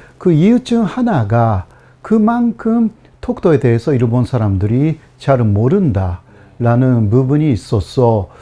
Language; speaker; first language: Korean; native; Korean